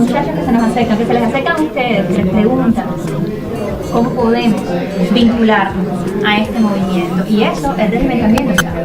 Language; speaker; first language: Spanish; native; Spanish